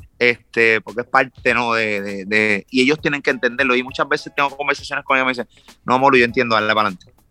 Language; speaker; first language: Spanish; native; Spanish